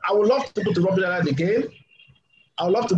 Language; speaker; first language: English; non-native, local second language; Yoruba